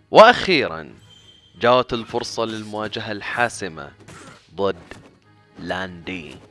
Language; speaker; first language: Arabic; native; Arabic